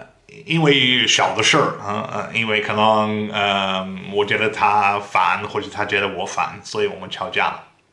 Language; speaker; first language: Chinese; non-native, fluent; Dutch